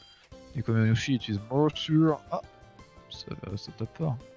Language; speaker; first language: French; native; French